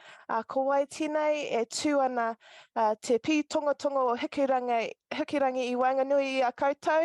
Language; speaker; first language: Māori; non-native, local second language; English